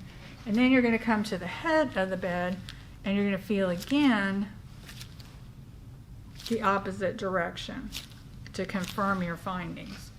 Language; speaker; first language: English; native; English